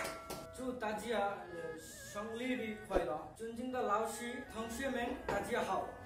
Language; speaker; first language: Chinese; non-native, learner; Bangla